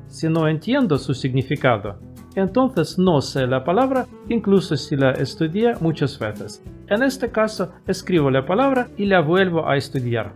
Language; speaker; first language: Spanish; non-native, fluent; Russian